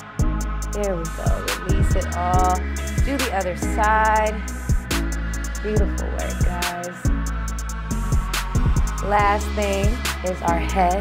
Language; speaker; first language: English; native; English